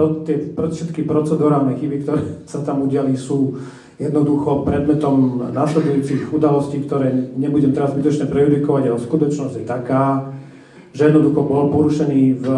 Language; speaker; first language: Slovak; native; Slovak